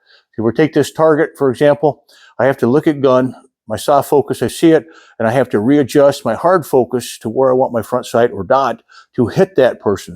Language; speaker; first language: English; native; English